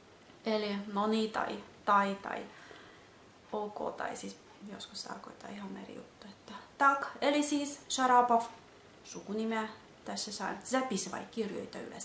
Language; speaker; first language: Finnish; non-native, fluent; Russian